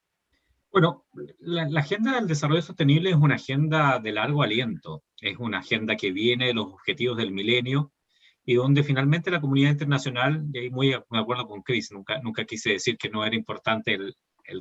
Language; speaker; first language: Spanish; native; Spanish